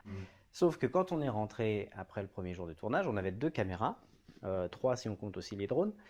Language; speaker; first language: French; native; French